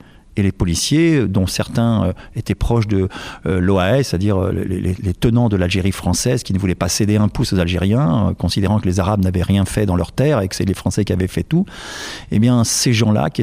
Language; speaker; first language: French; native; French